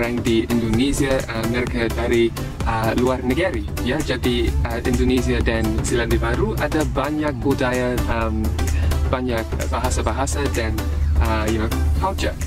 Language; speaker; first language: Indonesian; non-native, learner; English